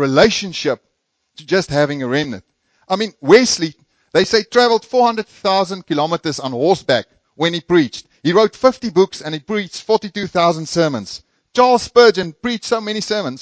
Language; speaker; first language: English; non-native, local second language; Afrikaans